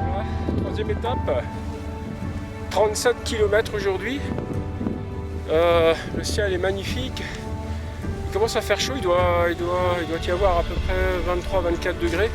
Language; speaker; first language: French; native; French